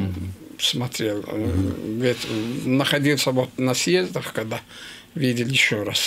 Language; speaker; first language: Russian; non-native, local second language; Azerbaijani